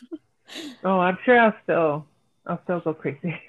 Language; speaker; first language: English; early bilingual, other home language; Spanish